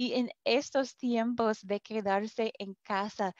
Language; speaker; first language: Spanish; non-native, fluent; English